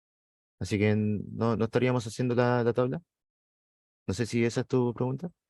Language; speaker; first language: Spanish; native; Spanish